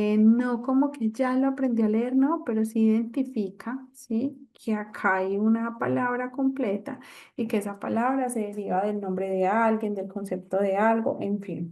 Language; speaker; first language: Spanish; native; Spanish